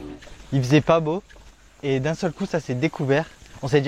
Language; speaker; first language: French; native; French